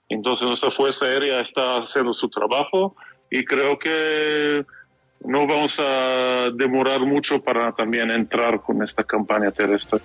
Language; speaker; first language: Spanish; non-native, fluent; Hebrew